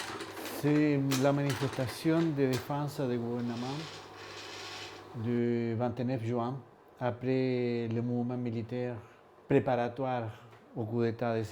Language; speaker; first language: French; non-native, fluent; Spanish